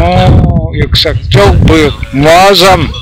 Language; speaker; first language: Turkish; non-native, learner; English